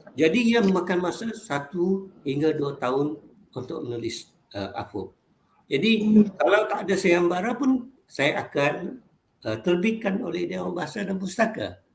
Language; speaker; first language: Malay; non-native, local second language; Chinese